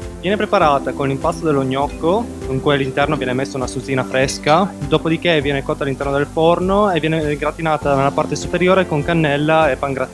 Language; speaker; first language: Italian; native; Italian